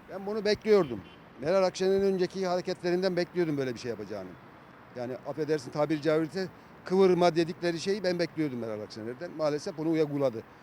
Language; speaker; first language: Turkish; native; Turkish